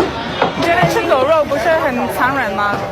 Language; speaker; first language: Chinese; non-native, fluent; English